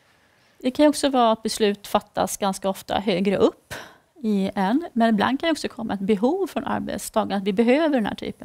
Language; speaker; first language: Swedish; native; Swedish